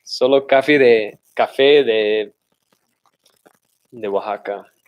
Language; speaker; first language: Spanish; non-native, fluent; English